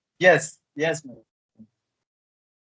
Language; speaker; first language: English; non-native, learner; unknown